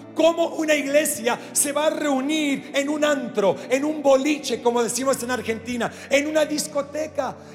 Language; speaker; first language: Spanish; non-native, fluent; English